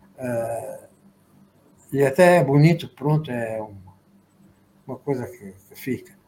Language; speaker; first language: Portuguese; native; Portuguese